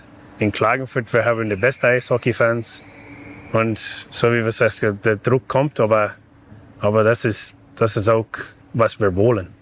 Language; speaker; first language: German; non-native, learner; English